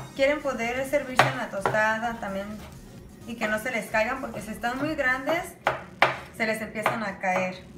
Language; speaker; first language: Spanish; early bilingual, heritage; Spanish